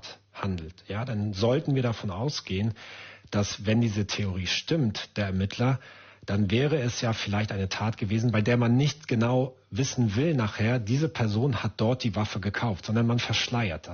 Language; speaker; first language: German; native; German